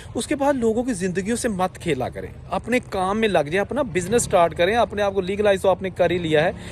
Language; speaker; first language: Hindi; non-native, local second language; Punjabi